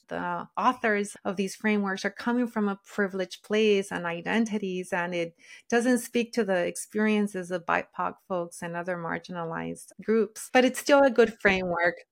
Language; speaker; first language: English; early bilingual, other home language; Spanish